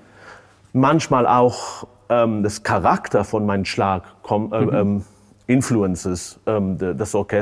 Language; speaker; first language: German; non-native, fluent; Hebrew